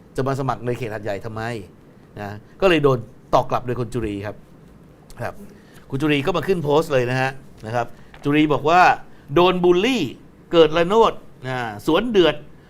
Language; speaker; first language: Thai; native; Thai